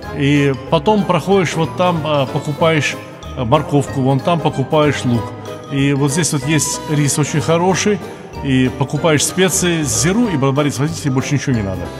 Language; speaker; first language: Russian; native; Russian